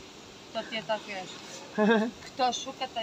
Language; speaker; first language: Polish; non-native, learner; Croatian